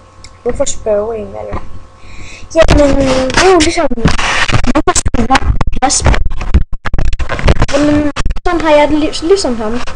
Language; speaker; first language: Danish; early bilingual, other home language; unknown